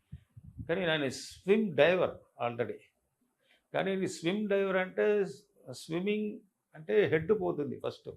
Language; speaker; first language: Telugu; non-native, learner; Tamil